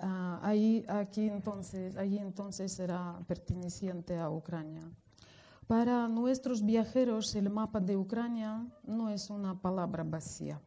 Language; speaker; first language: Spanish; non-native, fluent; Russian